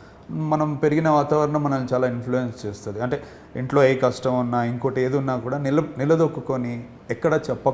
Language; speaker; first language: Telugu; native; Telugu